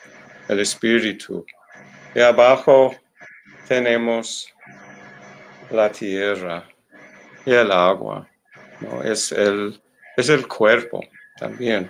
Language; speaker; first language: Spanish; non-native, learner; English